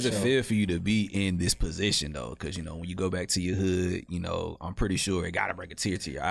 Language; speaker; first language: English; native; English